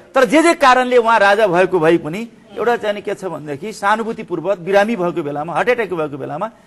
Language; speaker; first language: Nepali; native; Nepali